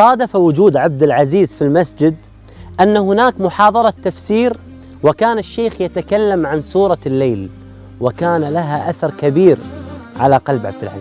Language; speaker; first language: Arabic; native; Arabic